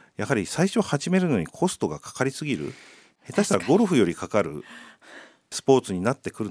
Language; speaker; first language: Japanese; native; Japanese